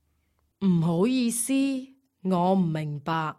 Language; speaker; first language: Cantonese; non-native, learner; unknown